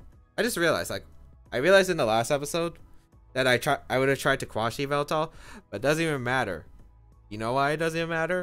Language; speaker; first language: English; native; English